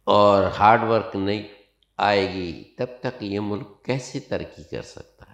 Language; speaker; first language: Urdu; non-native, local second language; Sindhi